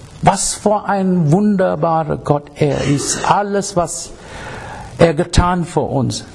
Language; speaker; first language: German; non-native, learner; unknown